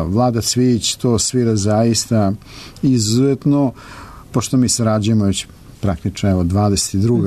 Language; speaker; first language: Serbian; native; Serbian